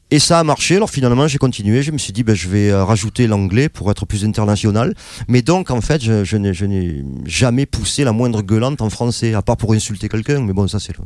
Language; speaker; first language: French; native; French